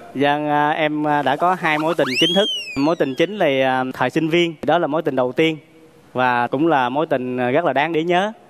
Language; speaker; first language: Vietnamese; native; Vietnamese